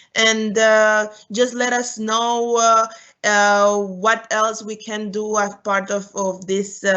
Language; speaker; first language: English; non-native, fluent; Romanian